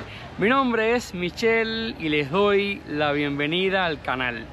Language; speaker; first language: Spanish; native; Spanish